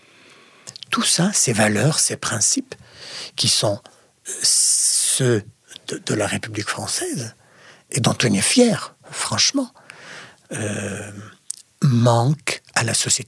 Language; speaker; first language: French; non-native, fluent; Arabic